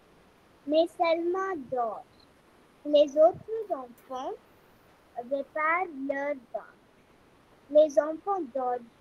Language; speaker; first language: French; non-native, learner; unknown